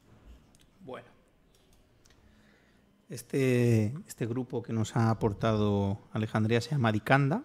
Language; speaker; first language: Spanish; native; Spanish